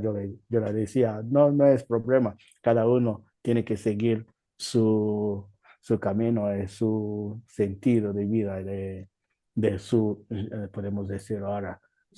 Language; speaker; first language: Spanish; non-native, learner; Igbo